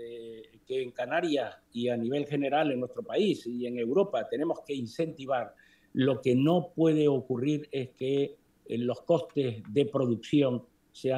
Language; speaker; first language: Spanish; native; Spanish